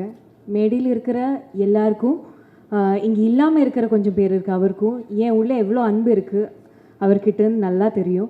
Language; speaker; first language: Tamil; non-native, fluent; Malayalam